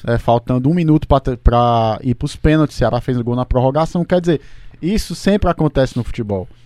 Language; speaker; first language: Portuguese; native; Portuguese